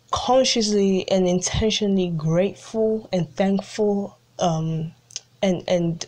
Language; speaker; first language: English; early bilingual, other home language; Italian